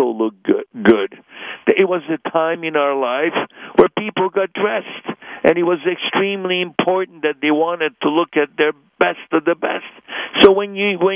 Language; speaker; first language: English; non-native, fluent; Hungarian